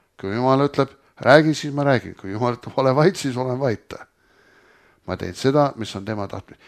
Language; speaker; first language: Estonian; early bilingual, heritage; Estonian